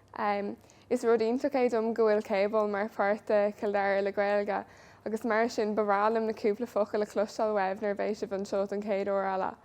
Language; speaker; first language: Irish; non-native, local second language; English